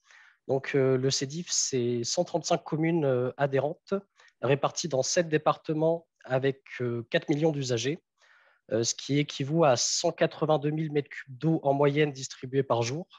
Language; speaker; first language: French; native; French